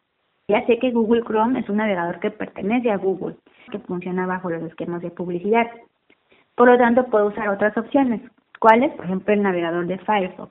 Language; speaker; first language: Spanish; native; Spanish